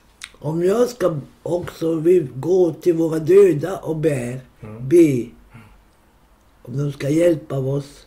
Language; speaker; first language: Swedish; non-native, local second language; Romany